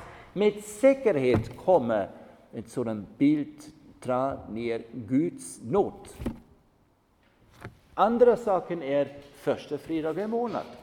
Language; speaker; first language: Swedish; non-native, fluent; German